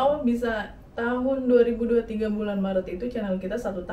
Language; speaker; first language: Indonesian; native; Indonesian